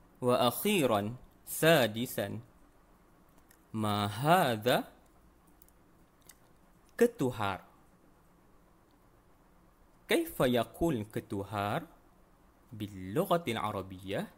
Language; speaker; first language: Arabic; non-native, fluent; Malay